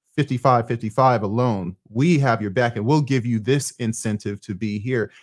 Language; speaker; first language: English; native; English